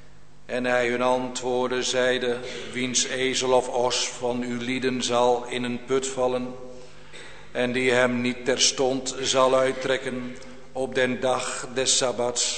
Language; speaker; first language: Dutch; native; Dutch